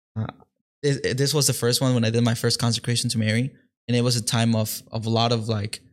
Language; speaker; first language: English; early bilingual, other home language; Spanish